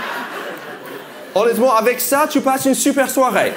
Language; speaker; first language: French; non-native, fluent; English